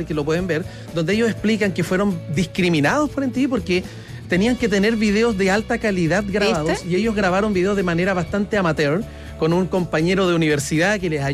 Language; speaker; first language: Spanish; native; Spanish